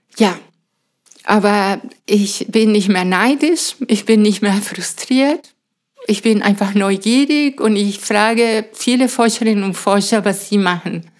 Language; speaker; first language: German; non-native, fluent; Spanish